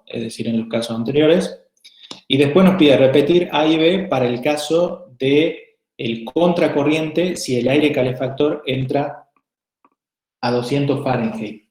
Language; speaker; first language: Spanish; native; Spanish